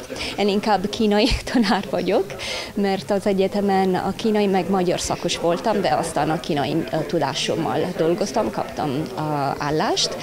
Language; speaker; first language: Hungarian; non-native, fluent; Italian